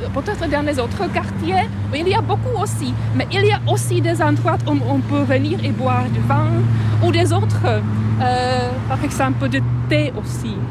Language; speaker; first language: French; non-native, fluent; Czech